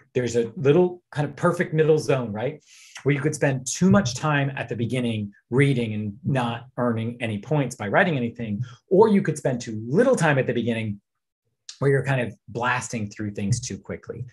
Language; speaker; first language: English; native; English